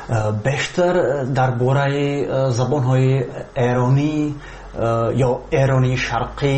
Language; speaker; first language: Persian; non-native, fluent; Czech